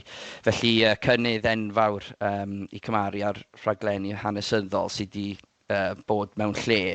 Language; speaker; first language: Welsh; native; Welsh